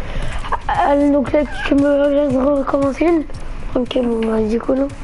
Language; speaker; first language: French; native; French